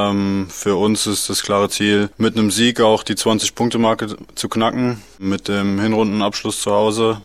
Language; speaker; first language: German; native; German